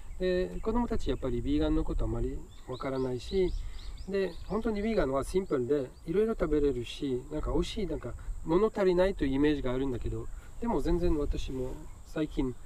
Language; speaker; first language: Japanese; non-native, learner; French